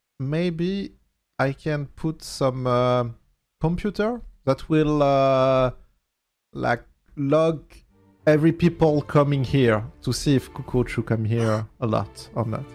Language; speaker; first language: English; non-native, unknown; French